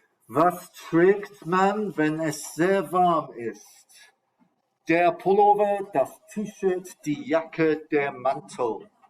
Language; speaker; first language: German; non-native, fluent; English